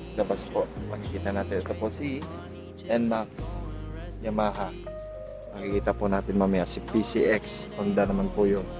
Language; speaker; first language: Filipino; non-native, local second language; Iloko